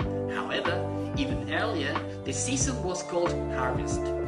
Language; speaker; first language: English; non-native, fluent; Spanish